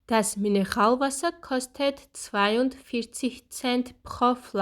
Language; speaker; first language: German; non-native, fluent; Georgian